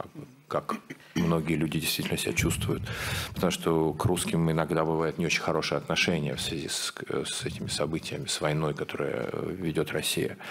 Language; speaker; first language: Russian; native; Russian